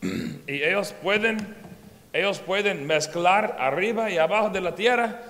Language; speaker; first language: Spanish; non-native, learner; English